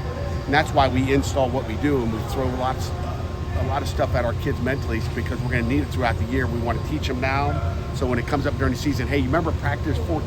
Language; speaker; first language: English; native; English